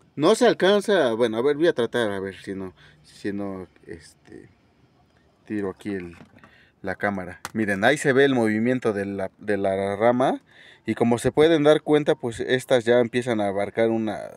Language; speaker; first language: Spanish; native; Spanish